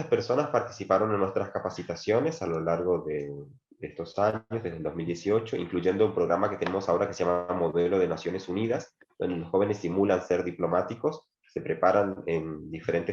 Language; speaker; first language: Spanish; native; Spanish